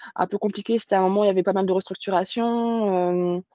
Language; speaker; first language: French; native; French